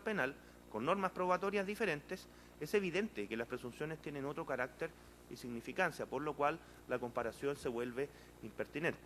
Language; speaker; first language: Spanish; native; Spanish